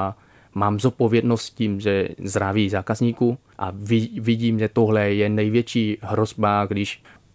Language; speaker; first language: Czech; non-native, fluent; Vietnamese